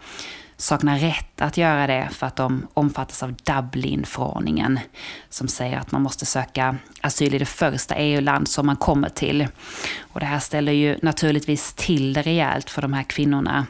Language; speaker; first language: Swedish; native; Swedish